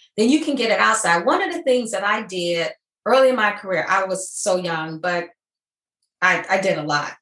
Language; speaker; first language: English; native; English